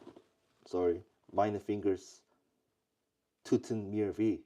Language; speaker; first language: German; non-native, learner; English